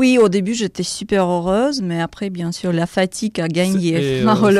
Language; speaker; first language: French; non-native, fluent; Russian